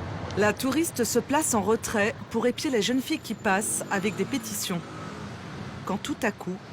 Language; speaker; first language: French; native; French